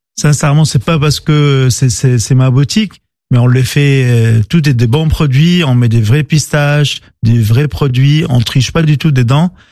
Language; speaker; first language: French; non-native, local second language; Arabic